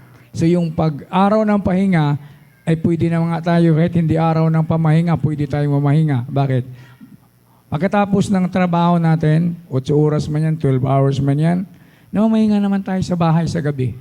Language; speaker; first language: Filipino; native; Filipino